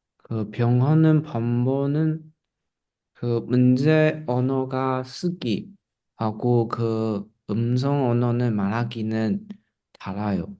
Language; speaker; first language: Korean; non-native, learner; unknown